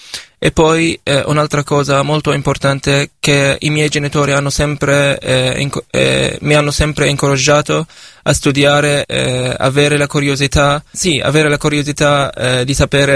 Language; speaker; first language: Italian; non-native, fluent; Arabic